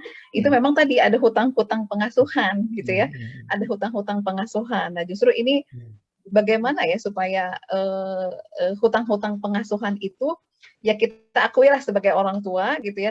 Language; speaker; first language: Indonesian; native; Indonesian